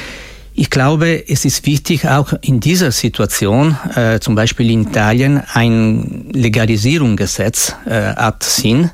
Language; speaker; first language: German; non-native, local second language; Italian